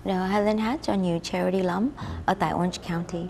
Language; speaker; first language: Vietnamese; non-native, fluent; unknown